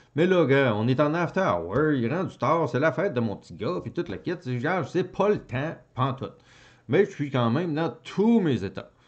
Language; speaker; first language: French; native; French